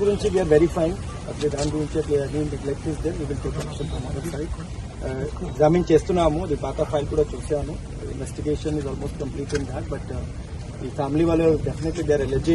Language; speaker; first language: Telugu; non-native, local second language; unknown